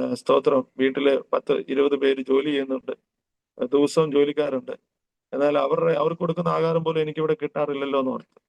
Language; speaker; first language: Malayalam; early bilingual, heritage; Malayalam